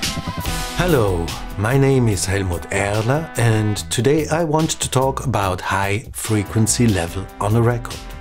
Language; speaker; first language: English; non-native, fluent; German